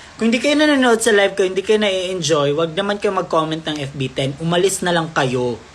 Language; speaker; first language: Filipino; non-native, local second language; Cebuano